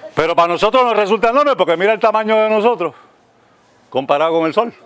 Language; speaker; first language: Spanish; native; Spanish